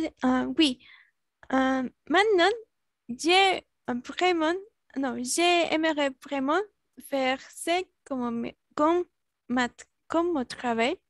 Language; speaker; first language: French; non-native, learner; Spanish